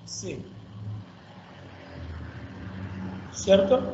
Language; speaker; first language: Spanish; non-native, fluent; Haitian Creole